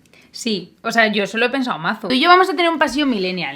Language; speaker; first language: Spanish; native; Spanish